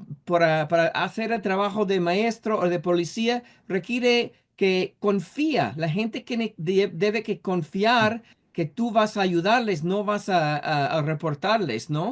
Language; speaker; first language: Spanish; non-native, fluent; English